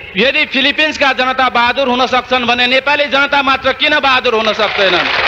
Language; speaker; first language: Nepali; non-native, local second language; Newari